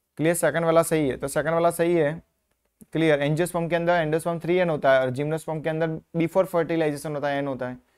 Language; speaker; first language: Hindi; non-native, local second language; Gujarati